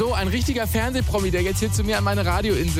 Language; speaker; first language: German; native; German